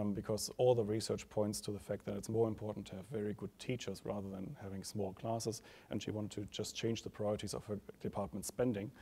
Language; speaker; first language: English; non-native, fluent; German